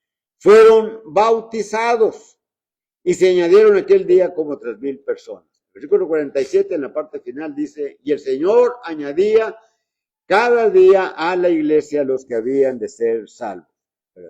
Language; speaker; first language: Spanish; native; Spanish